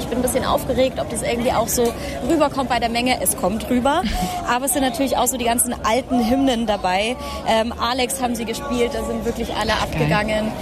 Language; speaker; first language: German; native; German